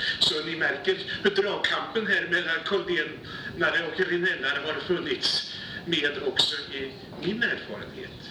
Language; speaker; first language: Swedish; native; Swedish